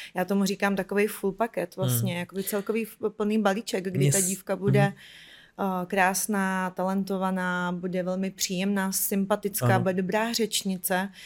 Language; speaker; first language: Czech; non-native, fluent; Ukrainian